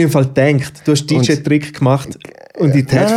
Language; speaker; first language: German; native; German